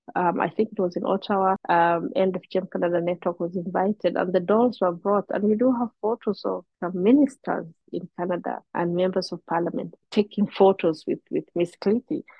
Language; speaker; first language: English; non-native, local second language; Somali